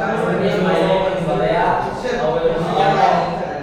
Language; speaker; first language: English; non-native, learner; Indonesian